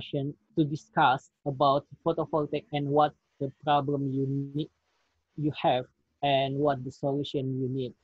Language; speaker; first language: English; non-native, learner; Indonesian